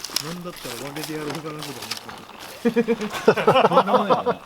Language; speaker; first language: Japanese; native; Japanese